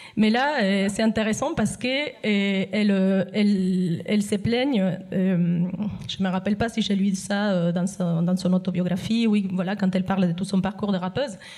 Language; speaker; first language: French; non-native, fluent; Spanish